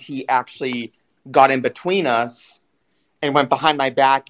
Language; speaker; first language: English; native; English